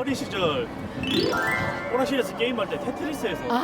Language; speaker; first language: Korean; native; Korean